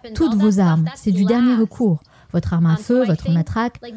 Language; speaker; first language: French; non-native, fluent; Greek